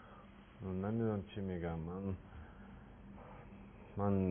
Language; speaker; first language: Persian; non-native, learner; Russian